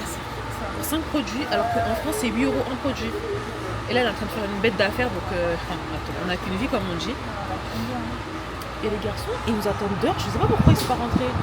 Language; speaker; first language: French; native; French